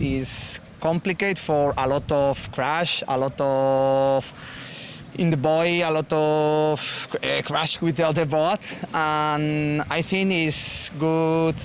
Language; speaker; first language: English; non-native, learner; Spanish